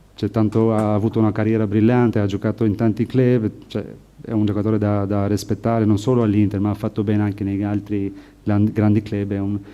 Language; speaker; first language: Italian; non-native, fluent; Albanian